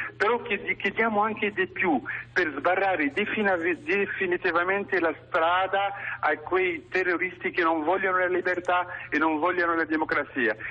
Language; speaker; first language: Italian; non-native, fluent; Arabic